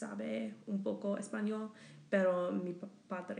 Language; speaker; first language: Spanish; non-native, learner; English